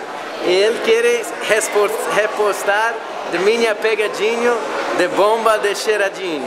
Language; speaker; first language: Portuguese; non-native, learner; English